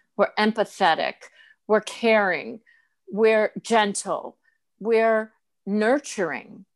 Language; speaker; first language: English; native; English